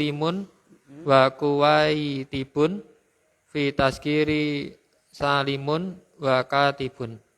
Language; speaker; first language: Arabic; non-native, learner; Indonesian